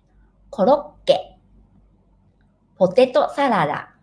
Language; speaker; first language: Japanese; non-native, fluent; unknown